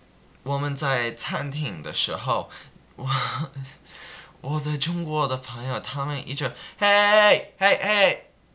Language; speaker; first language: Chinese; non-native, learner; English